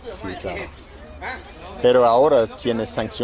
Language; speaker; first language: Spanish; non-native, learner; English